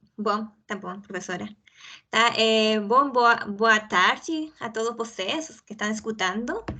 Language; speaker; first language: Portuguese; non-native, fluent; Spanish